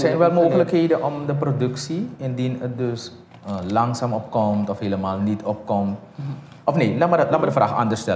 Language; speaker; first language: Dutch; native; Dutch